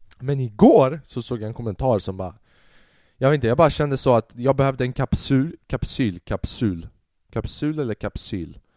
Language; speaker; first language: Swedish; early bilingual, other home language; Albanian